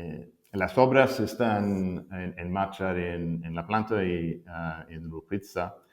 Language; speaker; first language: Spanish; non-native, fluent; English